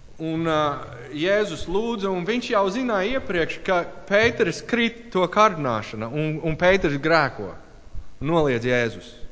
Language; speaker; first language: Latvian; non-native, learner; English